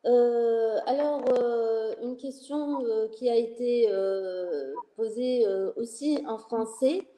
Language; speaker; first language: French; non-native, local second language; Arabic